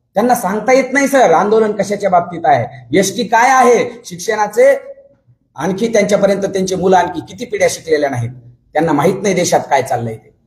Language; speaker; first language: Marathi; non-native, local second language; Lambadi